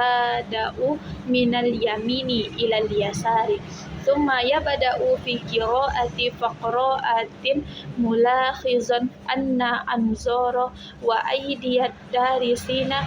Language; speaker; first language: Arabic; non-native, learner; Indonesian